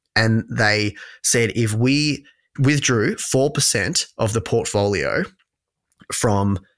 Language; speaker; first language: English; native; English